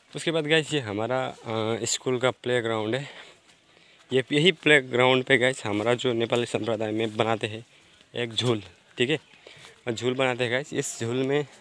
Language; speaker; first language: Hindi; non-native, local second language; Nepali